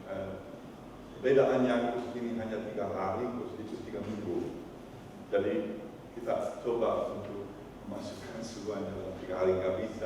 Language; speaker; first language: Indonesian; non-native, fluent; Dutch